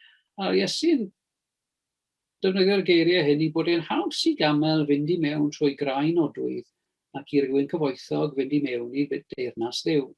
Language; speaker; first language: Welsh; native; Welsh